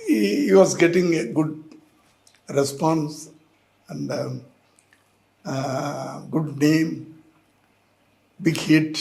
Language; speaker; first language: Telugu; non-native, learner; Tamil